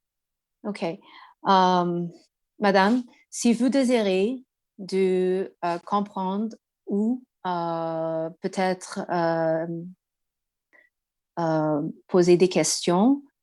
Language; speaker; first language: French; non-native, learner; English